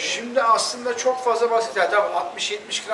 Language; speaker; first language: Turkish; native; Turkish